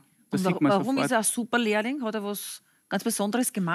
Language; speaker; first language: German; native; German